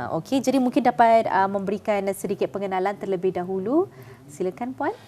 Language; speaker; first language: Malay; native; Malay